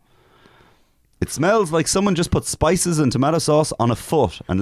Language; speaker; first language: English; native; English